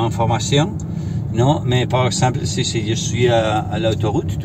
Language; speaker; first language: French; non-native, learner; Spanish